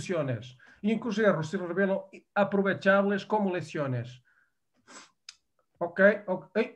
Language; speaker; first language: Spanish; non-native, fluent; Portuguese